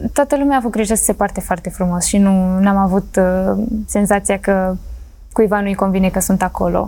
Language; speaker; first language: Romanian; early bilingual, heritage; Romanian